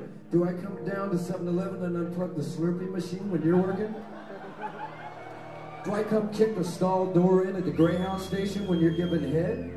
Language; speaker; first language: English; native; English